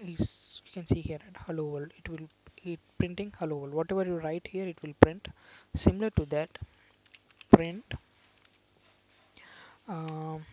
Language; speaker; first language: English; non-native, local second language; Telugu